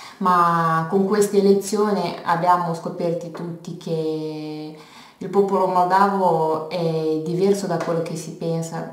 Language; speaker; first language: Italian; non-native, fluent; Romanian